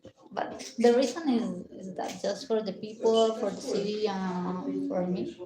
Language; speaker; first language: English; non-native, learner; Spanish